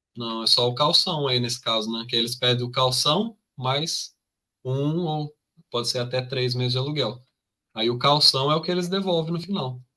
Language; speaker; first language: Portuguese; native; Portuguese